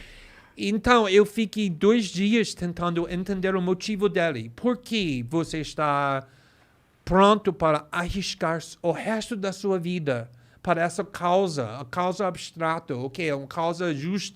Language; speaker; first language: Portuguese; non-native, fluent; English